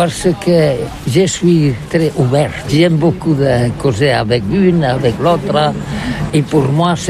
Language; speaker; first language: French; non-native, learner; Catalan